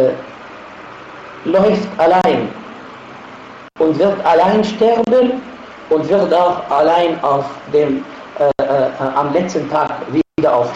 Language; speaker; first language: German; non-native, fluent; Arabic